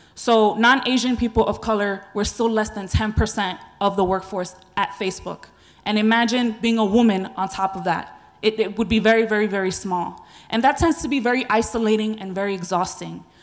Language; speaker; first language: English; native; English